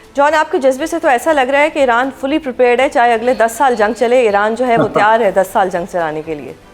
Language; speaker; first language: Urdu; native; Urdu